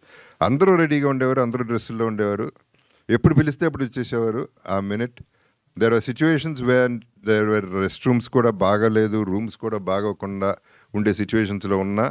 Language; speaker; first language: Telugu; native; Telugu